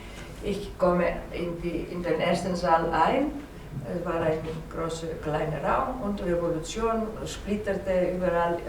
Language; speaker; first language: German; non-native, fluent; Greek